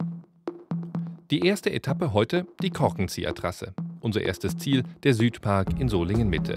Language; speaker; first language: German; native; German